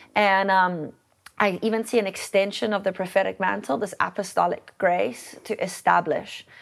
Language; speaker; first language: English; native; English